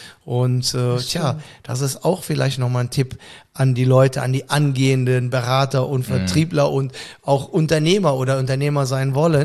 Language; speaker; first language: German; native; German